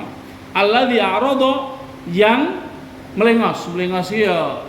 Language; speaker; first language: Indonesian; non-native, local second language; Javanese